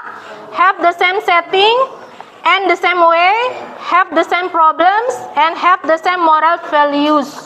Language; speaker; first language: English; non-native, fluent; Indonesian